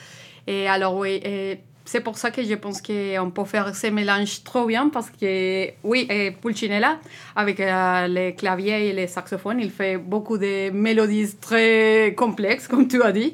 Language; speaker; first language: French; non-native, learner; Spanish